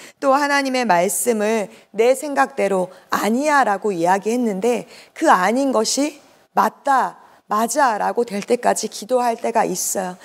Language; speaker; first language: Korean; native; Korean